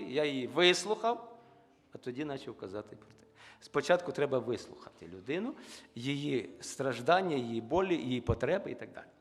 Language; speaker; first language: Ukrainian; non-native, local second language; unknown